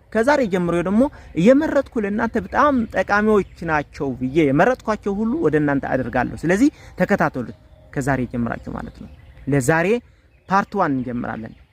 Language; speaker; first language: Amharic; non-native, local second language; Tigrinya